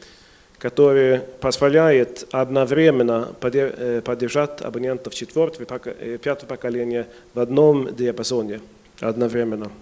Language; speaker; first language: Russian; non-native, fluent; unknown